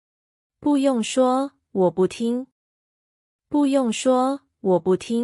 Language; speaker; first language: Chinese; non-native, fluent; Khmer